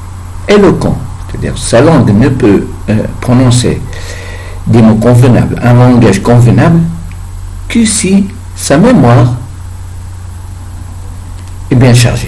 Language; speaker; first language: French; non-native, fluent; Arabic